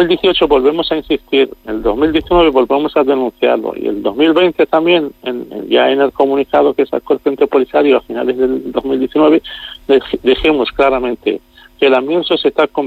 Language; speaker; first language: Spanish; non-native, local second language; Arabic